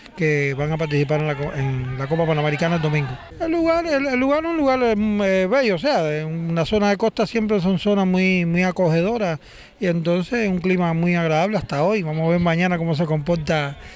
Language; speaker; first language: Spanish; native; Spanish